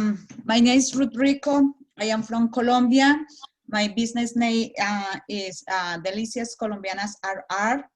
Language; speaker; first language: English; non-native, learner; Spanish